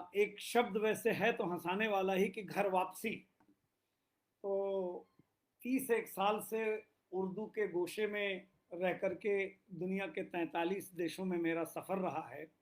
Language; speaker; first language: Hindi; native; Hindi